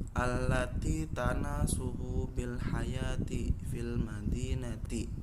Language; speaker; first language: Arabic; non-native, learner; Indonesian